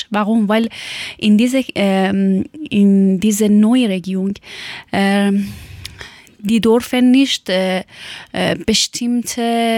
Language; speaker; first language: German; non-native, learner; Persian